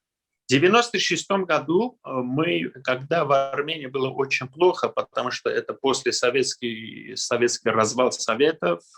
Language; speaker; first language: Russian; non-native, local second language; Armenian